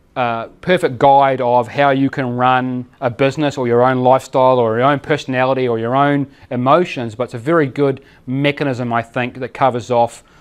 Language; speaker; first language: English; native; English